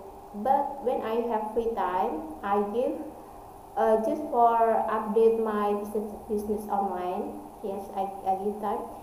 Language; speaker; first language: English; non-native, learner; Indonesian